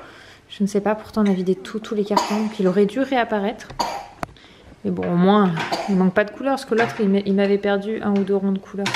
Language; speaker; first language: French; native; French